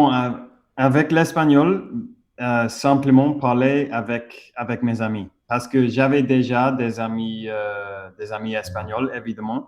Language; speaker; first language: French; non-native, fluent; English